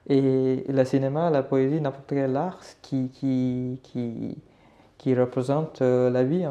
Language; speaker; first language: French; non-native, learner; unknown